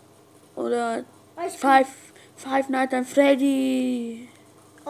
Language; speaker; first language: German; non-native, learner; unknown